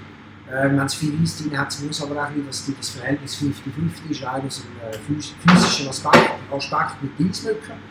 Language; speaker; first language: German; native; German